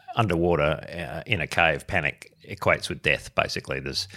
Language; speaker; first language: English; native; English